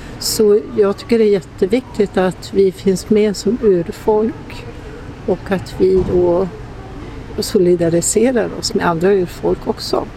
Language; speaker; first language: Swedish; native; Swedish